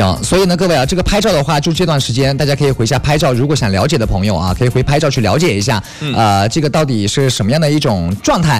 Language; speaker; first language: Chinese; native; Chinese